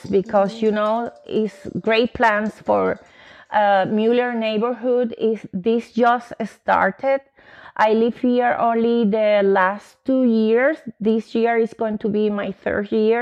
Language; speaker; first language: English; non-native, fluent; Spanish